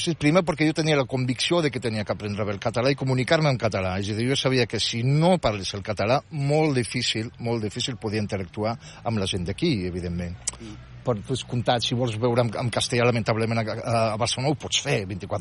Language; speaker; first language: Catalan; non-native, fluent; Berber languages